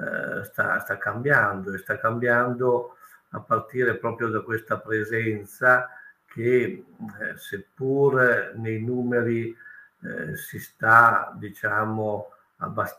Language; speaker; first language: Italian; native; Italian